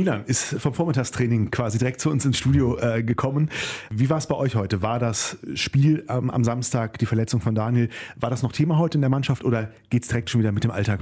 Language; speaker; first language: German; native; German